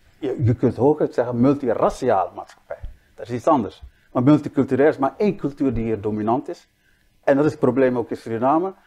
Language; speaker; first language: Dutch; native; Dutch